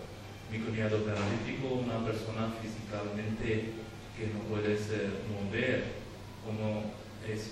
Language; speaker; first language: Spanish; non-native, learner; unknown